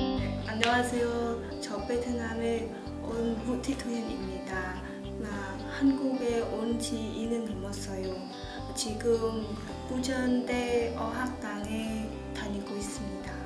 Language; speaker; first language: Korean; non-native, learner; Vietnamese